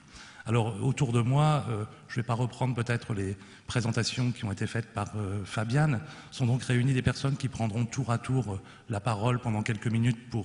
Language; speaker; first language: French; native; French